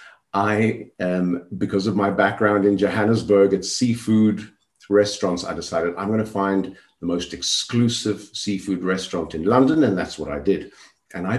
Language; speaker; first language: English; native; English